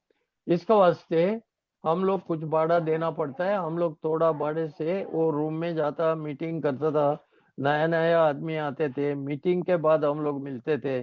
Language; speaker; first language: Hindi; non-native, local second language; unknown